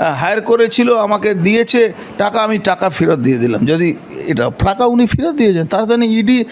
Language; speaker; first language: Bangla; non-native, local second language; Hindi